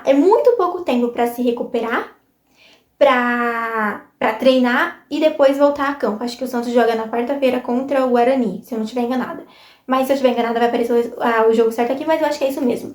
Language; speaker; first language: Portuguese; native; Portuguese